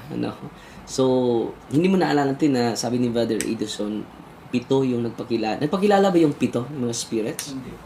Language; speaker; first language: Filipino; non-native, local second language; Cebuano